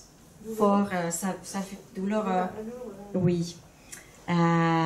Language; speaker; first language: French; non-native, fluent; Finnish